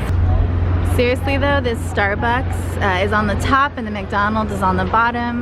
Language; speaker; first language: English; native; English